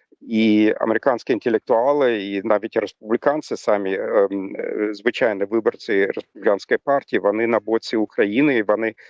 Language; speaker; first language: Ukrainian; non-native, fluent; German